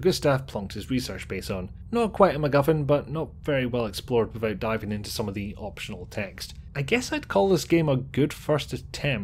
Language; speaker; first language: English; native; English